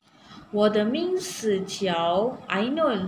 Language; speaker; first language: Chinese; non-native, learner; Malay